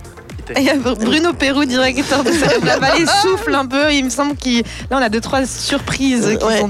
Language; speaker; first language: French; native; French